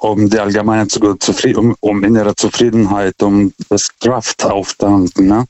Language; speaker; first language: German; non-native, fluent; Lithuanian